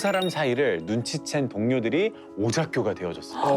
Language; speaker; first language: Korean; native; Korean